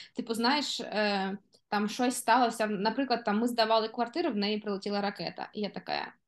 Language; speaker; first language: Ukrainian; non-native, local second language; Russian